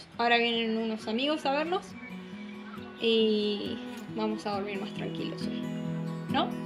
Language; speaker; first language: Spanish; native; Spanish